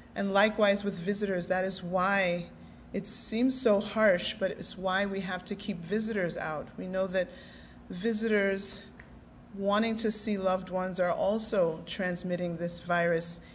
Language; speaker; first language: English; native; English